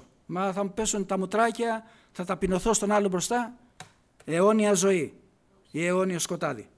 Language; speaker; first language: Greek; native; Greek